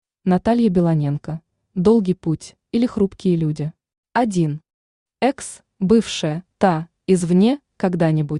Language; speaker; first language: Russian; native; Russian